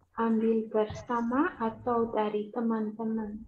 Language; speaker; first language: Indonesian; non-native, learner; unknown